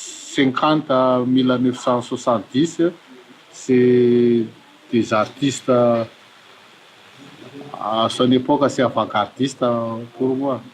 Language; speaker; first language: French; non-native, local second language; Malagasy